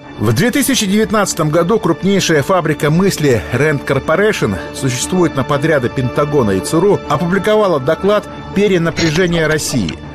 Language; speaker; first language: Russian; native; Russian